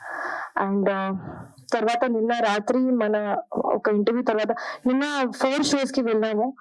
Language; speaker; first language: Telugu; non-native, learner; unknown